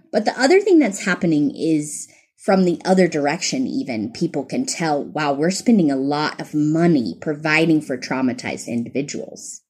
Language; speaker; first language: English; native; English